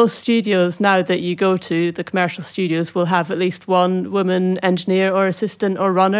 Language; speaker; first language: English; native; English